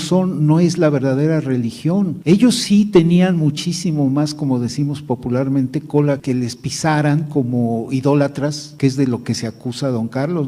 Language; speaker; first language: Spanish; native; Spanish